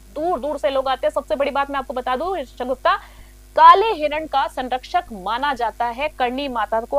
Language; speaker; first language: Hindi; native; Hindi